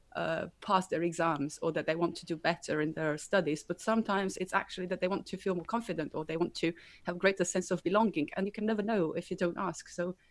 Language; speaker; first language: English; non-native, fluent; Slovenian